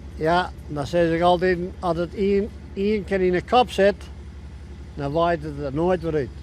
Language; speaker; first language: Dutch; non-native, local second language; Western Frisian